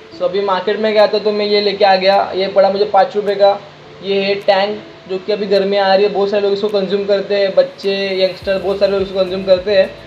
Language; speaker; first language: Hindi; non-native, local second language; Marathi